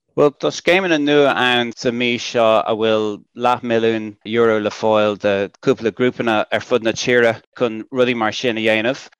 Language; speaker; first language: Irish; non-native, local second language; English